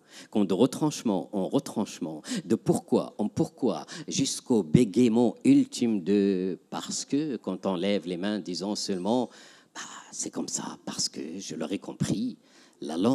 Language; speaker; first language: French; non-native, local second language; Arabic